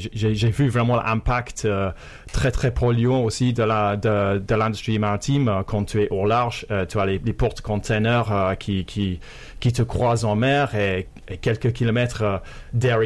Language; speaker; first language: French; non-native, fluent; English